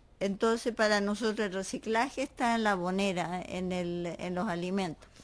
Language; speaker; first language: Spanish; non-native, fluent; French